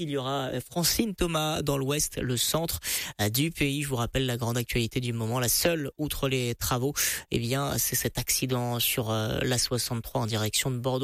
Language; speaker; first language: French; native; French